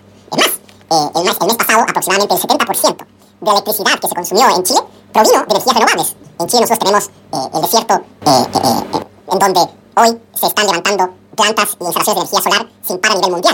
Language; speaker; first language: Spanish; native; Spanish